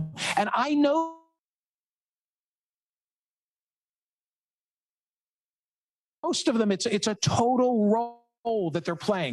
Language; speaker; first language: English; native; English